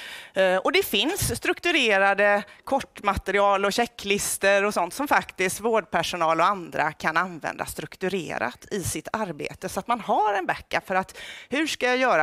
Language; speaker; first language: Swedish; native; Swedish